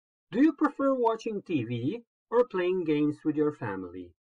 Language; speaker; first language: English; non-native, fluent; Croatian